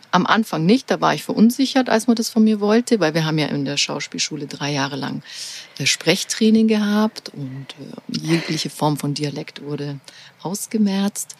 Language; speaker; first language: German; native; German